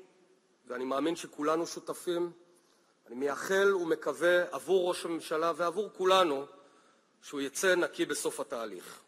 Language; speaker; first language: Hebrew; native; Hebrew